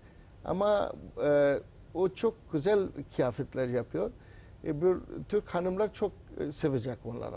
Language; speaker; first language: Turkish; non-native, learner; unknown